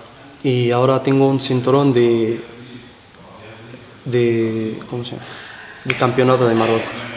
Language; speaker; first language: Spanish; non-native, learner; Arabic